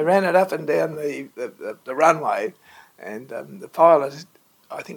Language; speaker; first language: English; native; English